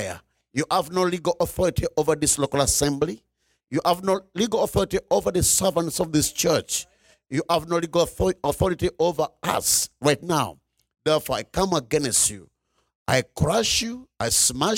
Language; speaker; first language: English; non-native, local second language; Ganda